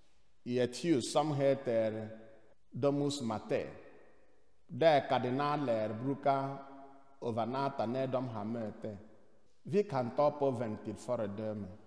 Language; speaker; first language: Swedish; non-native, fluent; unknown